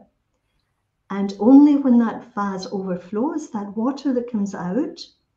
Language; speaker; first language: English; native; English